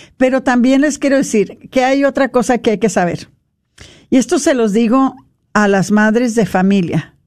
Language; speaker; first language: Spanish; non-native, fluent; English